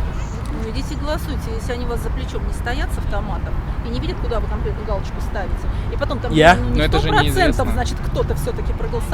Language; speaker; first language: Russian; native; Russian